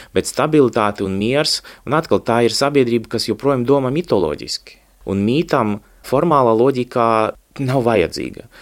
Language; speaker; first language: Latvian; non-native, local second language; Russian